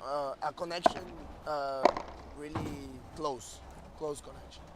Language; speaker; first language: English; non-native, fluent; Portuguese